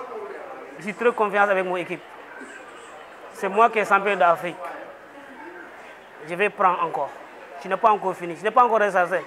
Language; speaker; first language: French; non-native, local second language; Wolof